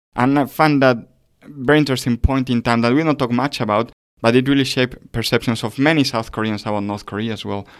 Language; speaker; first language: English; non-native, fluent; Spanish